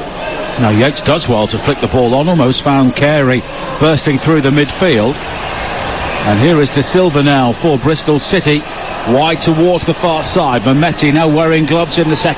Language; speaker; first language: English; native; English